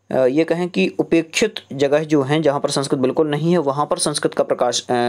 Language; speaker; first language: Hindi; native; Hindi